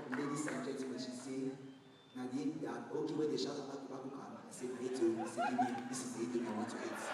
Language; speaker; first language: Nigerian Pidgin; non-native, local second language; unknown